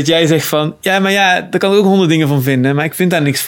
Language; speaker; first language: Dutch; native; Dutch